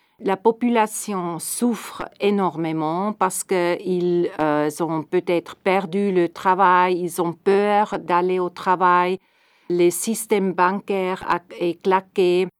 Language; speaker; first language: French; non-native, fluent; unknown